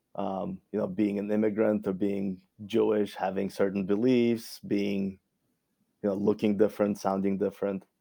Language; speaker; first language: English; early bilingual, other home language; Romanian